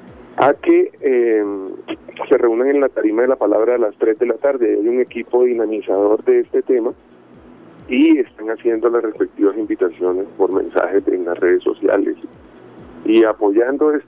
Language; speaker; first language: Spanish; native; Spanish